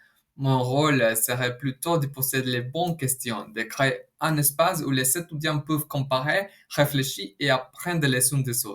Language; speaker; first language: French; non-native, fluent; Spanish